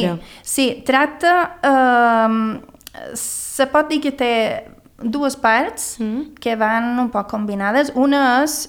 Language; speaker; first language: Catalan; early bilingual, other home language; Swedish